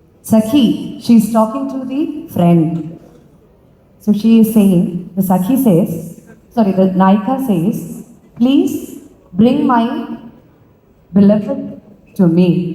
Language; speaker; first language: English; non-native, local second language; Malayalam